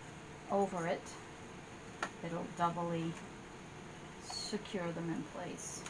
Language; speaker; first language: English; native; English